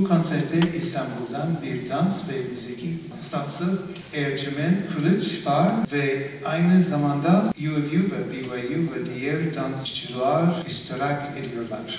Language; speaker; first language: Turkish; non-native, learner; English